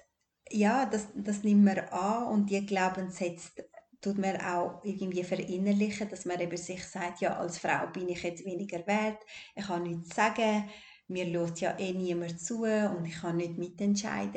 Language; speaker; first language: German; early bilingual, other home language; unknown